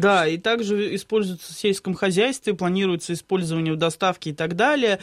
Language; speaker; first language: Russian; native; Russian